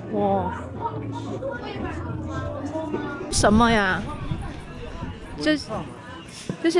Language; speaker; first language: Chinese; non-native, learner; Vietnamese